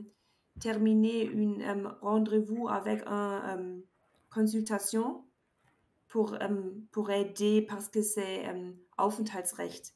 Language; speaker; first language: French; non-native, learner; German